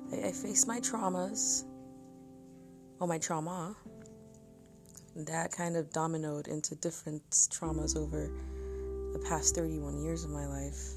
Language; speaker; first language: English; non-native, local second language; Yoruba